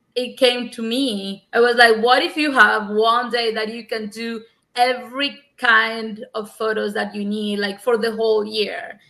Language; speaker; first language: English; non-native, fluent; Spanish